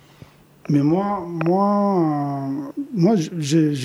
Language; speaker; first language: French; non-native, local second language; Lingala